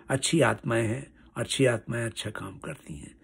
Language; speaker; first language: Hindi; native; Hindi